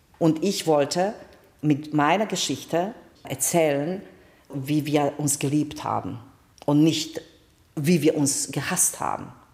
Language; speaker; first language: German; non-native, fluent; Bosnian